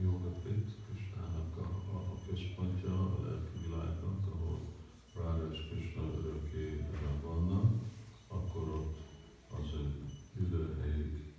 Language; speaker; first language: Hungarian; early bilingual, heritage; Hungarian